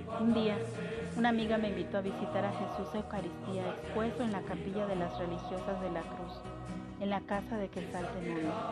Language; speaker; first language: Spanish; non-native, local second language; Kʼicheʼ